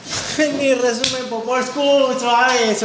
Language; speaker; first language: Polish; non-native, learner; Spanish